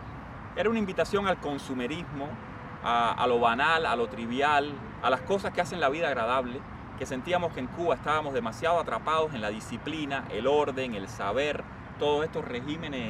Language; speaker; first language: Spanish; native; Spanish